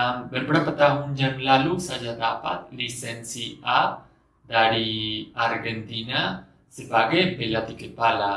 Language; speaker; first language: Indonesian; non-native, fluent; Spanish